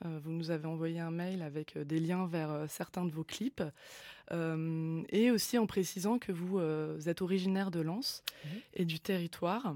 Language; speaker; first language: French; native; French